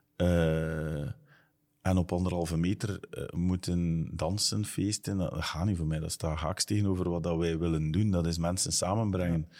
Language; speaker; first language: Dutch; native; Dutch